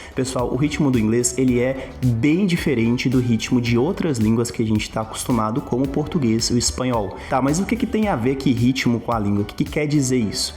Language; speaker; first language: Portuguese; native; Portuguese